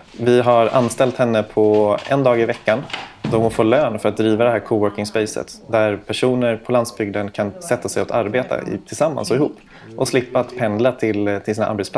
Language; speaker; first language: Swedish; native; Swedish